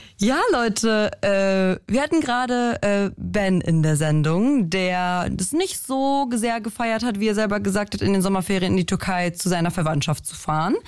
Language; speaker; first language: German; early bilingual, other home language; Polish